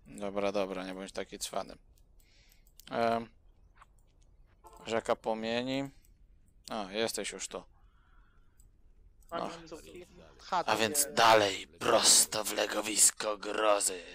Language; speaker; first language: Polish; native; Polish